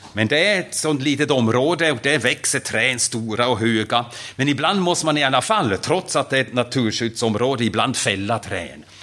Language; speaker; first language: Swedish; non-native, fluent; German